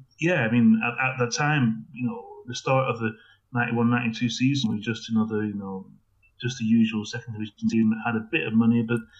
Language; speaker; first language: English; native; English